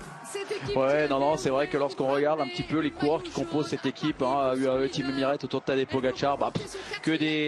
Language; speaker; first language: French; native; French